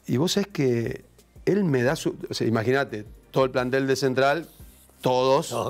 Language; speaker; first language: Spanish; native; Spanish